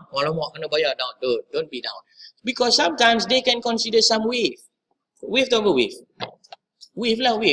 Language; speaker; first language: English; non-native, local second language; Malay